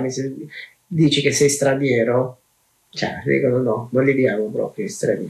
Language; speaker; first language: Italian; non-native, fluent; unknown